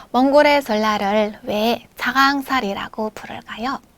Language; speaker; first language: Korean; non-native, fluent; Mongolian